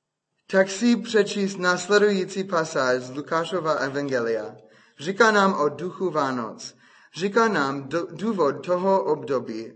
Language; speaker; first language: Czech; non-native, fluent; English